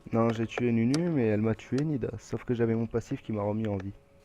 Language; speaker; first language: French; native; French